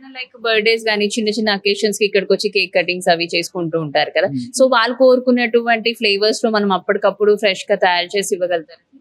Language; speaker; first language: Telugu; native; Telugu